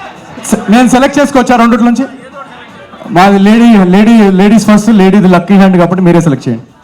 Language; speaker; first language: Telugu; native; Telugu